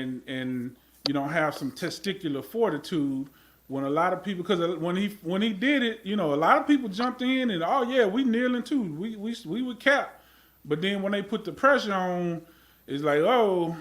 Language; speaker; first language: English; native; English